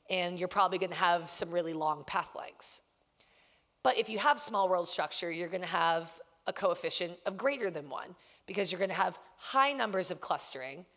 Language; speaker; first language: English; native; English